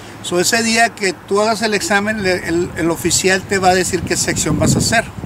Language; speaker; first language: Spanish; early bilingual, heritage; Spanish